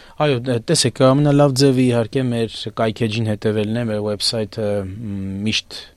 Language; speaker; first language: Armenian; native; Armenian